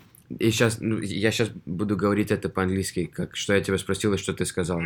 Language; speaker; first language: Russian; early bilingual, heritage; Russian